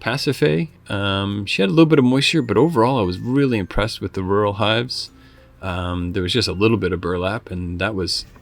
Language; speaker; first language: English; native; English